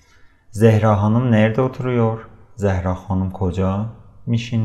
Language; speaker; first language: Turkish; non-native, fluent; Persian